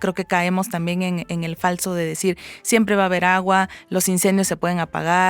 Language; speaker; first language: Spanish; native; Spanish